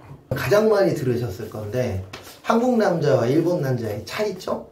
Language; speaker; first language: Korean; native; Korean